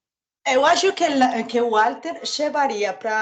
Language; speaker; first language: Portuguese; non-native, learner; Spanish